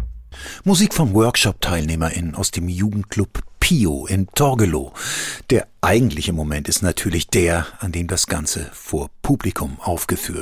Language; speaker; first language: German; native; German